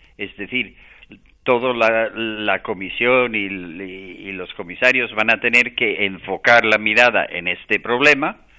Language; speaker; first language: Spanish; non-native, fluent; English